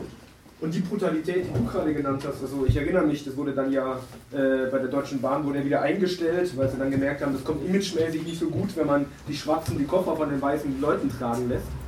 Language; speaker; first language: German; native; German